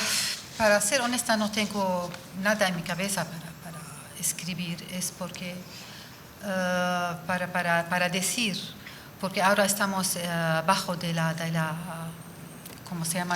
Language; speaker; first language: Spanish; non-native, fluent; Arabic